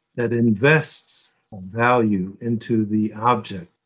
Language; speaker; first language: English; early bilingual, other home language; Korean